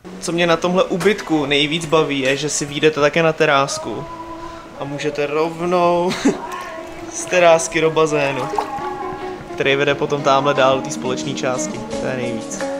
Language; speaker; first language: Czech; early bilingual, other home language; Vietnamese